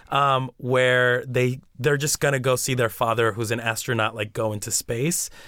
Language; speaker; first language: English; early bilingual, other home language; Spanish